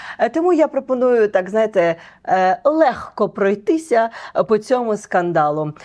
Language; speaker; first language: Ukrainian; native; Ukrainian